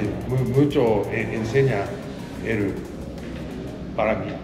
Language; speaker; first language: Spanish; non-native, learner; Japanese